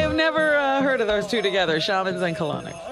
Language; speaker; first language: English; native; English